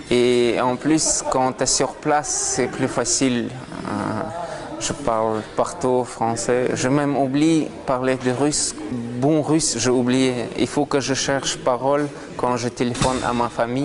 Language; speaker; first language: French; non-native, learner; Russian